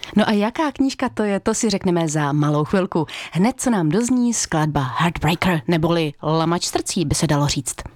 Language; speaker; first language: Czech; native; Czech